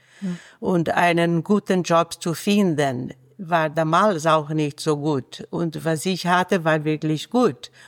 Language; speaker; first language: German; non-native, fluent; Portuguese